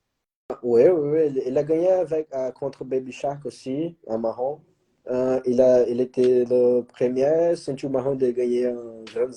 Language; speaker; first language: French; non-native, learner; Portuguese